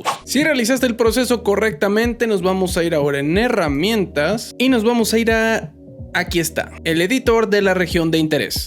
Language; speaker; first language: Spanish; native; Spanish